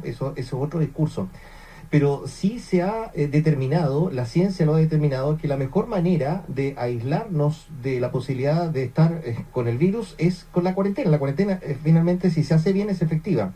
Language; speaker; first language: Spanish; native; Spanish